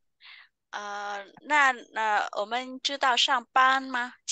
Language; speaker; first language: Chinese; non-native, fluent; Vietnamese